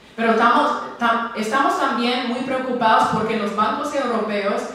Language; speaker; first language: Spanish; non-native, fluent; English